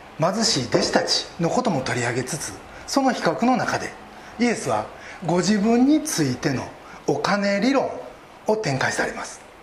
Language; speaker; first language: Japanese; native; Japanese